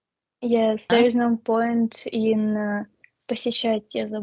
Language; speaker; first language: English; non-native, learner; Russian